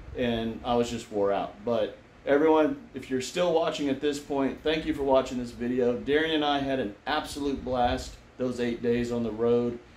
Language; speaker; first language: English; native; English